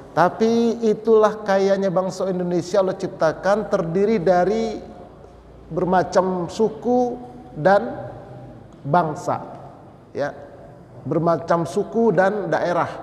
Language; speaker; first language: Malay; non-native, local second language; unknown